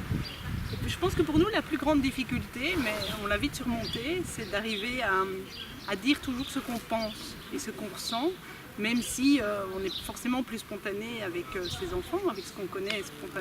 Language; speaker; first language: French; native; French